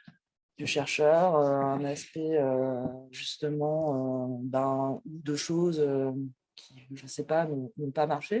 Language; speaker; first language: French; native; French